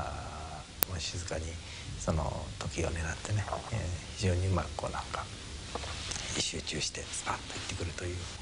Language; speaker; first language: Japanese; native; Japanese